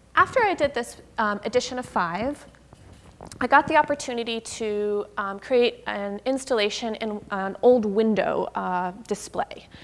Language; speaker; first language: English; native; English